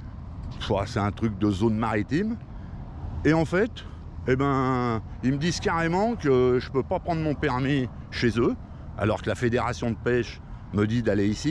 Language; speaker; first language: French; native; French